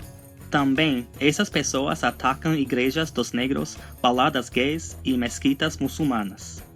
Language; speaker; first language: Portuguese; non-native, fluent; English